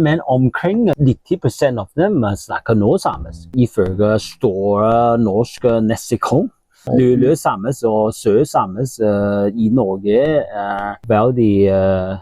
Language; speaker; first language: Norwegian; non-native, learner; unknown